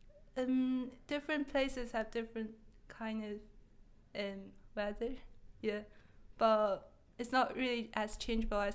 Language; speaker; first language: English; non-native, fluent; Chinese